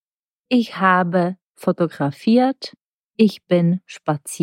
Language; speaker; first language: German; non-native, fluent; Czech